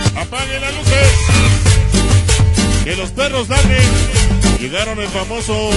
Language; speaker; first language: Spanish; native; Spanish